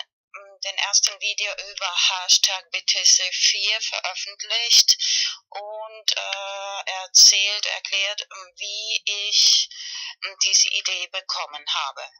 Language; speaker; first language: German; non-native, learner; Spanish